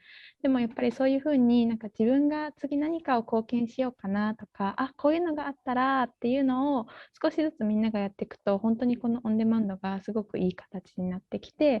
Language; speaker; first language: Japanese; native; Japanese